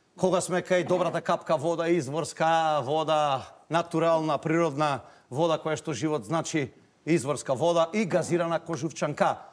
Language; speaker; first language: Macedonian; native; Macedonian